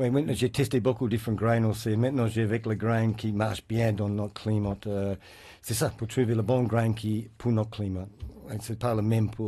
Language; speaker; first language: French; non-native, learner; English